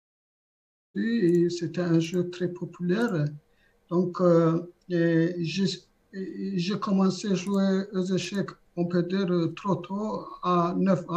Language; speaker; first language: French; non-native, fluent; Azerbaijani